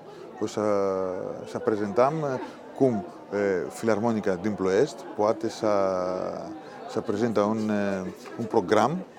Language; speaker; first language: Romanian; non-native, fluent; Greek